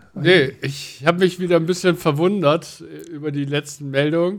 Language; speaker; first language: German; native; German